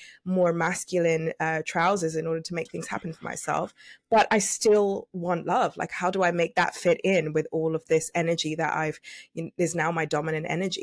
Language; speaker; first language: English; native; English